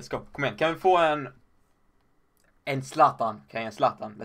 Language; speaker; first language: Swedish; native; Swedish